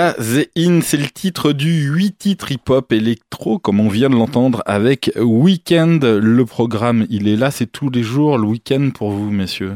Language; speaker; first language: French; native; French